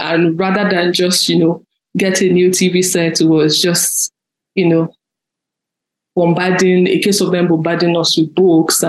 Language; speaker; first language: English; non-native, local second language; Yoruba